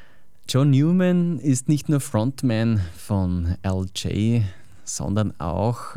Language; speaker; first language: German; native; German